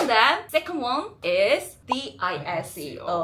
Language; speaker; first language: English; non-native, learner; Korean